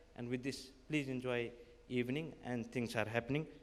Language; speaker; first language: English; non-native, local second language; Nepali